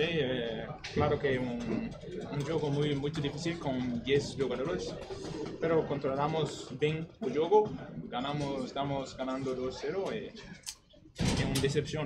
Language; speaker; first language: Portuguese; non-native, learner; Spanish